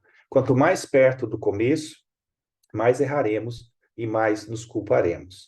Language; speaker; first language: Portuguese; native; Portuguese